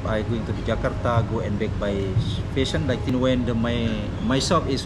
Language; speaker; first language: English; non-native, learner; Indonesian